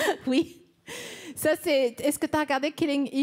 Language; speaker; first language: French; native; French